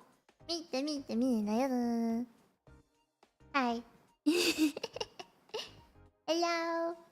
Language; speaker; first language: Japanese; non-native, learner; Cantonese